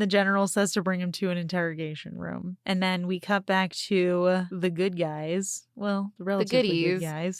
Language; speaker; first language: English; native; English